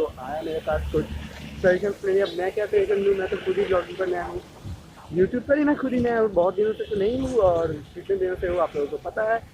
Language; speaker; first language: Hindi; non-native, local second language; Bangla